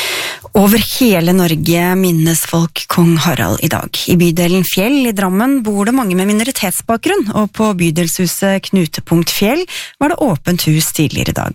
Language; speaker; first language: Norwegian; native; Norwegian